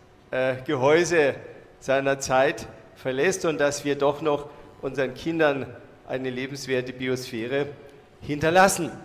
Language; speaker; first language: German; native; German